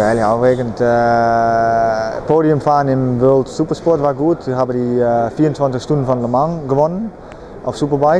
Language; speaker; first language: German; non-native, learner; Dutch